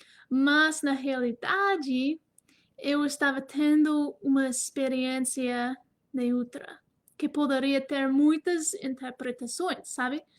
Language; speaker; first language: Portuguese; non-native, fluent; English